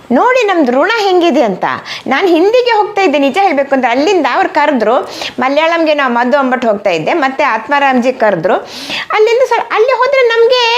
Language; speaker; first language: Kannada; non-native, local second language; Malayalam